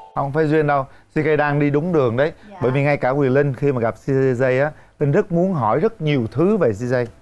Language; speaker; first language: Vietnamese; native; Vietnamese